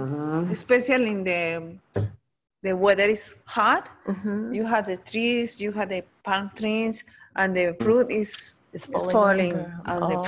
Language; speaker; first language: English; non-native, learner; Spanish